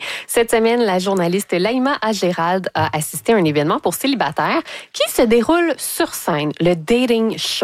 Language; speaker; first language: French; native; French